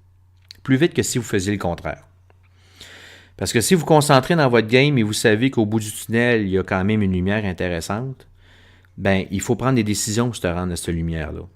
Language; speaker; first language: French; native; French